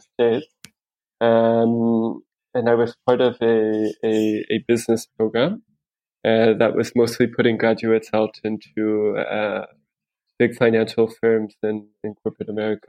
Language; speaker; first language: English; native; English